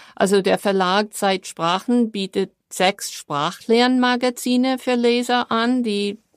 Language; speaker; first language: German; non-native, fluent; English